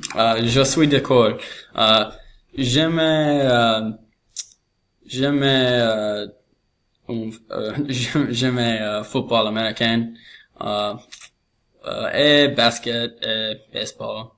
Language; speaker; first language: French; non-native, learner; English